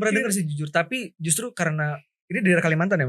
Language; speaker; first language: Indonesian; native; Indonesian